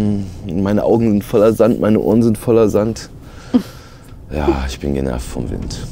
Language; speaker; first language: German; native; German